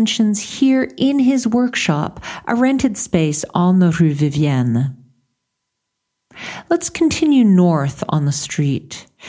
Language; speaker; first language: English; native; English